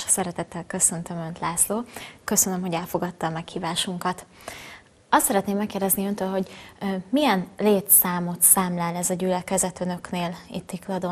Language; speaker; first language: Hungarian; native; Hungarian